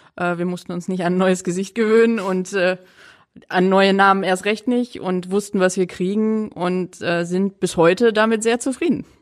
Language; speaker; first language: German; native; German